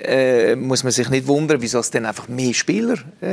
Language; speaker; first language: German; native; German